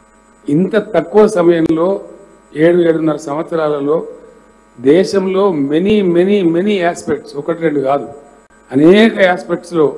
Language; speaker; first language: Telugu; native; Telugu